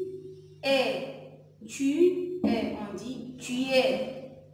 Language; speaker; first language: French; non-native, local second language; Arabic